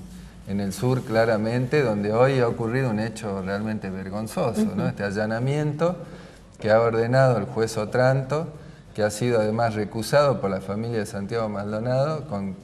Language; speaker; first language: Spanish; native; Spanish